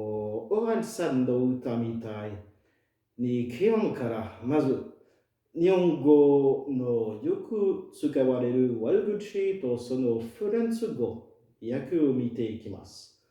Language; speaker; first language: Japanese; non-native, fluent; French